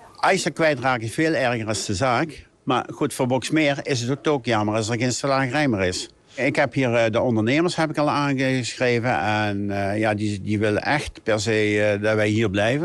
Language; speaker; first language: Dutch; native; Dutch